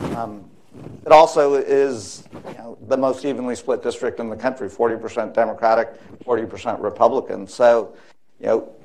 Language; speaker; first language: English; native; English